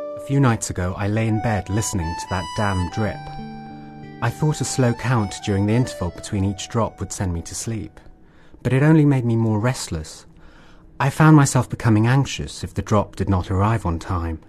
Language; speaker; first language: English; native; English